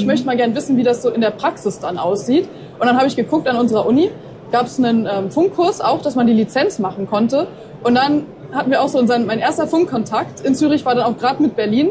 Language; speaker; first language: German; native; German